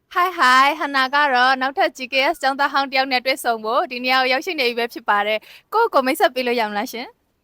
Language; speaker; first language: Burmese; native; Burmese